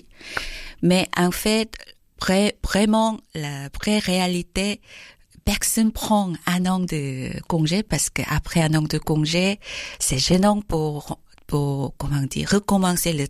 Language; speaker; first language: French; non-native, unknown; Korean